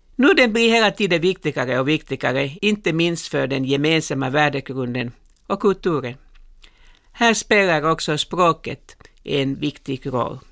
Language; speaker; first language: Swedish; non-native, local second language; Finnish